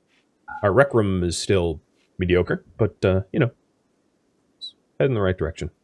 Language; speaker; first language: English; native; English